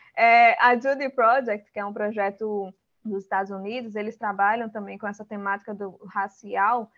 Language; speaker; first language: Portuguese; early bilingual, other home language; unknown